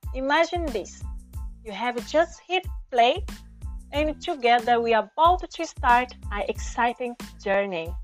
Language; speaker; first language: English; non-native, fluent; Portuguese